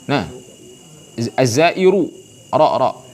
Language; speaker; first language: Arabic; non-native, fluent; Indonesian